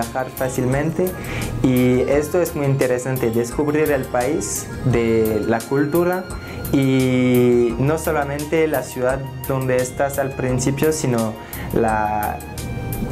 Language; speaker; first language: Spanish; non-native, learner; French